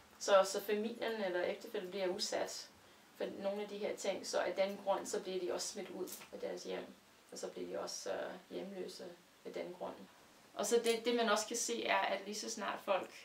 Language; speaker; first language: Danish; non-native, fluent; English